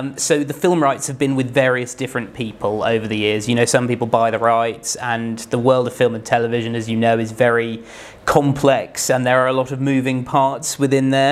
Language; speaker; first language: English; native; English